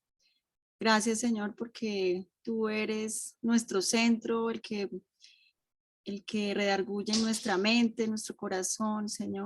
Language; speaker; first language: Spanish; native; Spanish